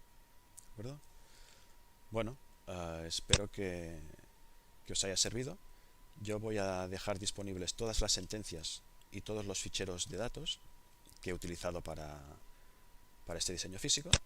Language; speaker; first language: Spanish; native; Spanish